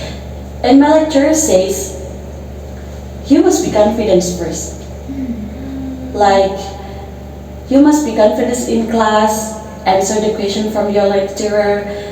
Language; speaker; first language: English; non-native, learner; Indonesian